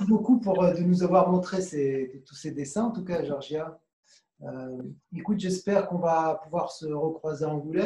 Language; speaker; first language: French; native; French